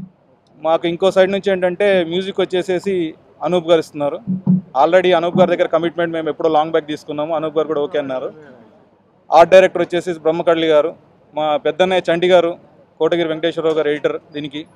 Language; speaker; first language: Telugu; native; Telugu